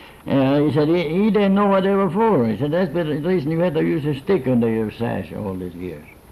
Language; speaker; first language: English; non-native, fluent; Swedish